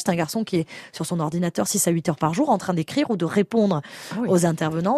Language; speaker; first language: French; native; French